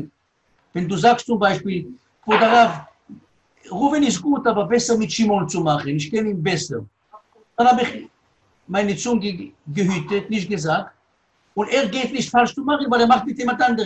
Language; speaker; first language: German; non-native, learner; Hebrew